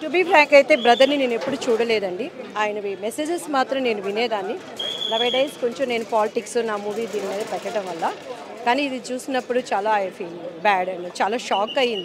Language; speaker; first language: Telugu; native; Telugu